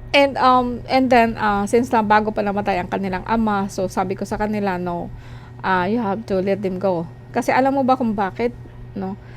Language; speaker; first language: Filipino; non-native, local second language; Cebuano